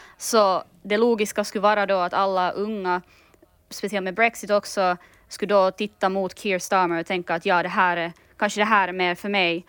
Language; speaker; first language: Swedish; native; Swedish